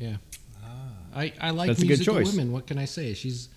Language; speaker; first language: English; early bilingual, other home language; Swedish